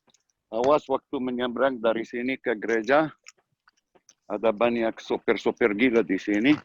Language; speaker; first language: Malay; non-native, learner; Hebrew